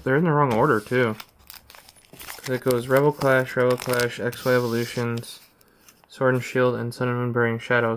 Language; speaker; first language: English; native; English